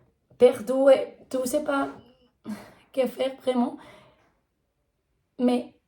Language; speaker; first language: French; non-native, learner; Spanish